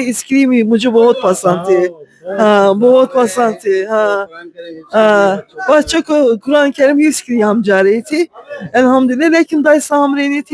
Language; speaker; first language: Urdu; non-native, learner; Azerbaijani